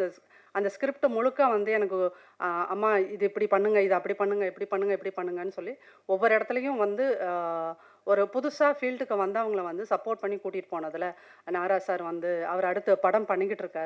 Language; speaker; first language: Tamil; native; Tamil